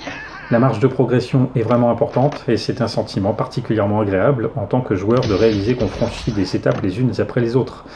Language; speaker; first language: French; native; French